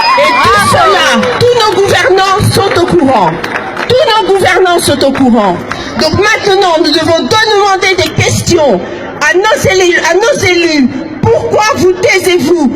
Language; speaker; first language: French; early bilingual, other home language; Lingala